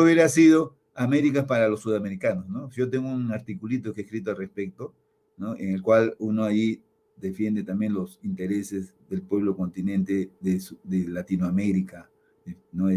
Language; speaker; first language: Spanish; native; Spanish